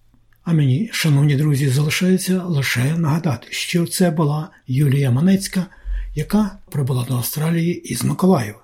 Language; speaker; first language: Ukrainian; native; Ukrainian